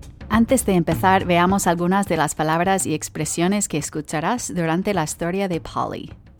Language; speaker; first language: Spanish; native; Spanish